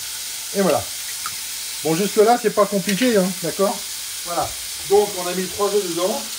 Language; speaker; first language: French; native; French